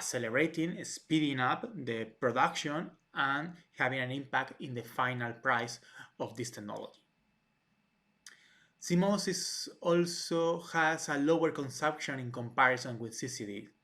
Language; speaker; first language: English; non-native, fluent; Spanish